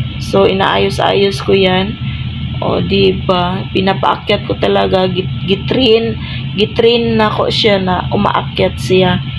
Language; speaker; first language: Filipino; non-native, local second language; Cebuano